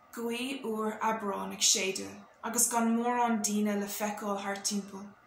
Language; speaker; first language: Irish; non-native, local second language; English